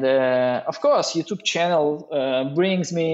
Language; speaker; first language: English; non-native, learner; Russian